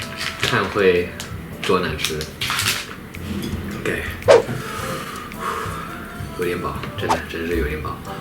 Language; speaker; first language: Chinese; non-native, fluent; English